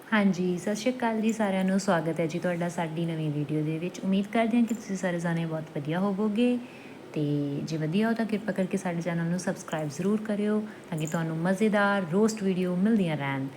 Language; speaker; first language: Punjabi; native; Punjabi